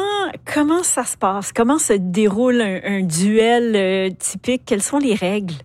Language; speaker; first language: French; native; French